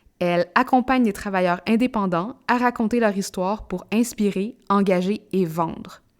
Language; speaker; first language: French; native; French